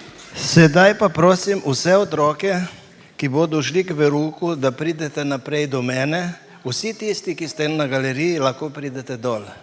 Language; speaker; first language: Slovenian; native; Slovenian